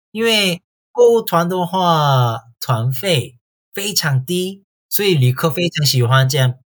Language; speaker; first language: Chinese; non-native, fluent; Korean